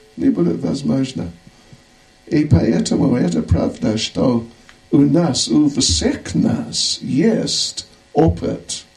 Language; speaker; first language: Russian; non-native, learner; English